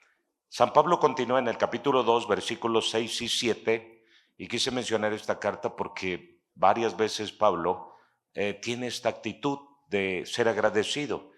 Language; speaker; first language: Spanish; native; Spanish